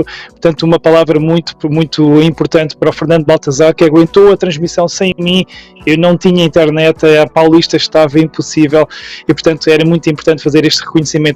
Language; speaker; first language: Portuguese; native; Portuguese